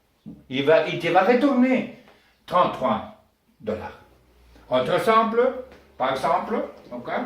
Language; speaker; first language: French; non-native, learner; Spanish